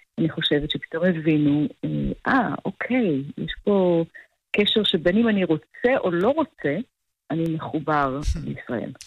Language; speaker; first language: Hebrew; native; Hebrew